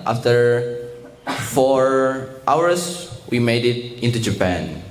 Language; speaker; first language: English; non-native, learner; Indonesian